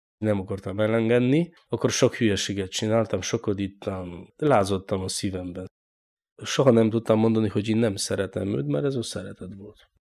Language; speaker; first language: Hungarian; non-native, learner; Polish